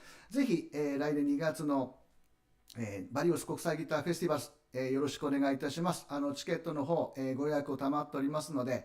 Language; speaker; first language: Japanese; native; Japanese